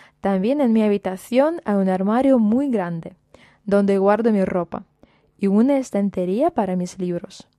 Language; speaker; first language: Spanish; non-native, fluent; Russian